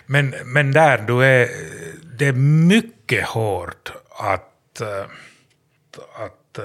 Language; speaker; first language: Swedish; non-native, learner; Finnish